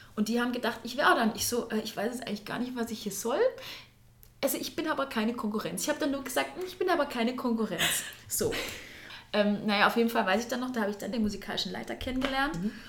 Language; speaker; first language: German; native; German